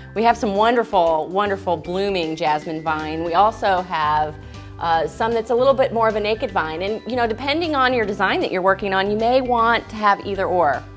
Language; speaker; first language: English; native; English